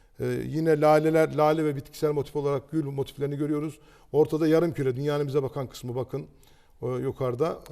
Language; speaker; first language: Turkish; native; Turkish